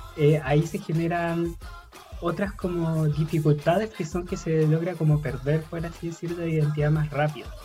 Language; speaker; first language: Spanish; native; Spanish